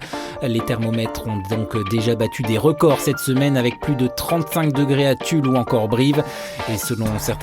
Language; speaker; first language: French; native; French